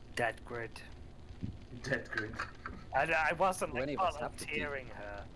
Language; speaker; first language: English; native; English